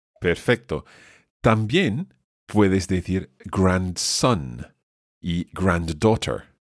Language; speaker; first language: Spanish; non-native, fluent; English